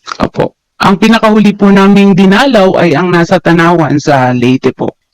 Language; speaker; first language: Filipino; native; Filipino